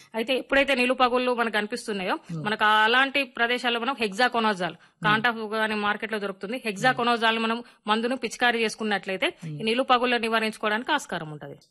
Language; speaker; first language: Telugu; native; Telugu